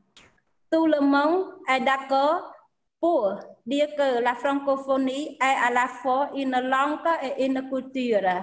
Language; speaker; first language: French; non-native, fluent; Khmer